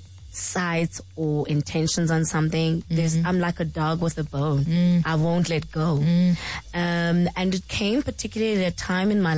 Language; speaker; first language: English; non-native, local second language; Xhosa